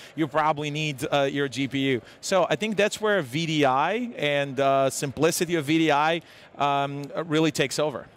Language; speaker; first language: English; non-native, fluent; Serbian